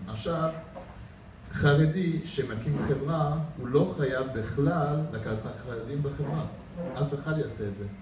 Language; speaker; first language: Hebrew; non-native, fluent; French